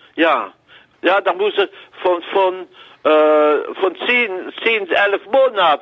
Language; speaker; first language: German; non-native, learner; French